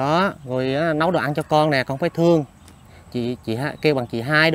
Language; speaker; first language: Vietnamese; native; Vietnamese